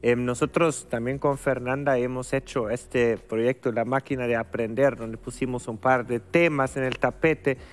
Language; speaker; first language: Spanish; non-native, fluent; German